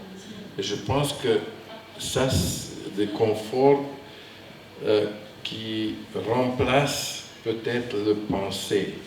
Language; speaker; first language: French; non-native, fluent; Hungarian